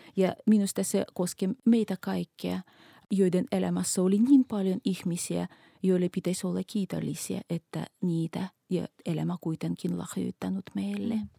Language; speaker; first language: Finnish; non-native, fluent; Russian